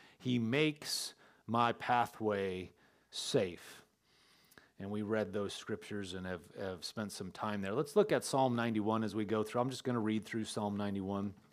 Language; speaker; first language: English; native; English